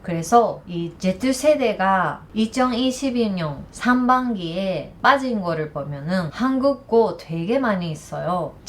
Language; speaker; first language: Korean; non-native, learner; Japanese